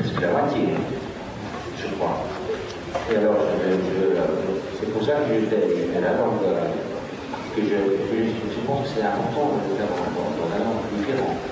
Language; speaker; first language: French; non-native, learner; Dutch